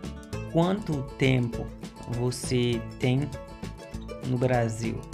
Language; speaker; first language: Portuguese; non-native, fluent; Haitian Creole